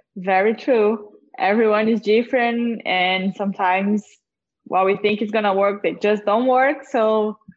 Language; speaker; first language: English; non-native, fluent; Portuguese